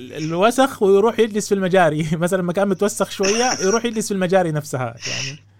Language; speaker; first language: Arabic; native; Arabic